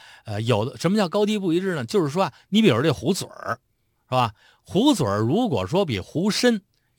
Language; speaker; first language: Chinese; native; Chinese